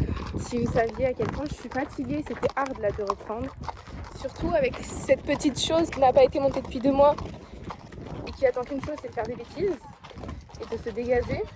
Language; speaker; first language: French; native; French